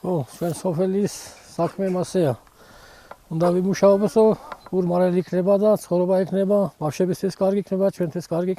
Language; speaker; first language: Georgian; non-native, local second language; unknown